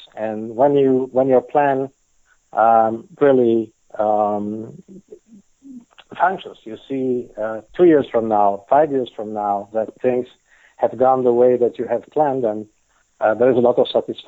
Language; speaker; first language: English; non-native, fluent; Italian